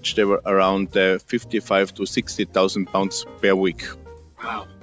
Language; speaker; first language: English; non-native, fluent; German